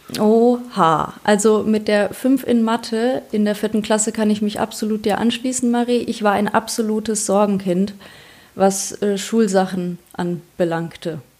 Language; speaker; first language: German; early bilingual, other home language; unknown